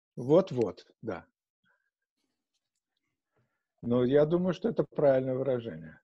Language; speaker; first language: Russian; native; Russian